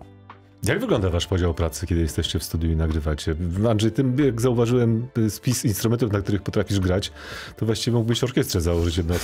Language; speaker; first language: Polish; native; Polish